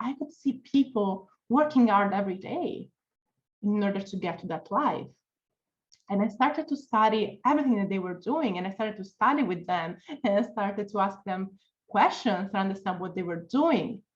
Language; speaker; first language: English; non-native, fluent; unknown